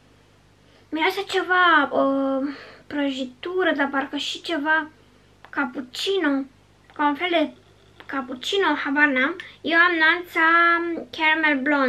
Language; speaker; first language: Romanian; native; Romanian